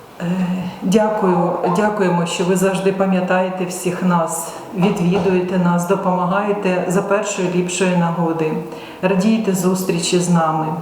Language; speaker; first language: Ukrainian; native; Ukrainian